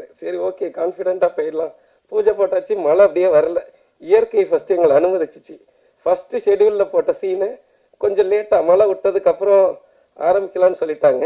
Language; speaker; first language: Tamil; native; Tamil